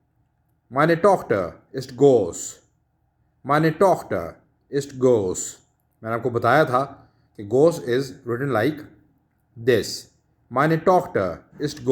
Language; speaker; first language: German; non-native, learner; Urdu